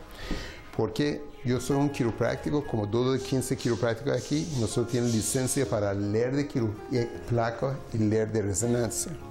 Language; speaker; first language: Spanish; non-native, learner; Persian